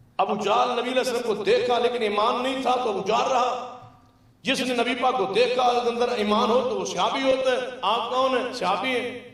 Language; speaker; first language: Urdu; non-native, local second language; Punjabi